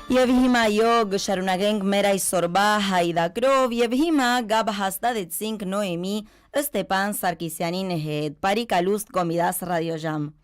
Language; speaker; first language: Armenian; early bilingual, heritage; Armenian